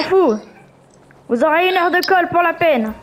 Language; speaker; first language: French; native; French